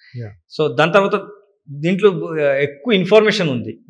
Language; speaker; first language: Telugu; non-native, learner; Kannada